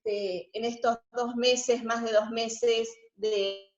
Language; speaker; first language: Spanish; native; Spanish